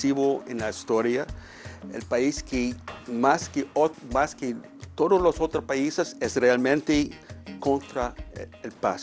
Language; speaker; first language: Spanish; non-native, fluent; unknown